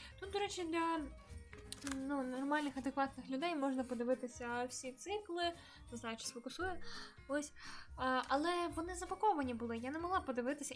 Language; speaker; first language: Ukrainian; native; Ukrainian